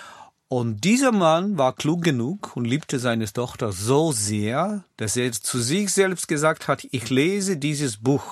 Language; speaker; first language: German; non-native, fluent; Russian